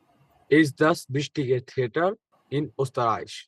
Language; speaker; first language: German; non-native, learner; Bangla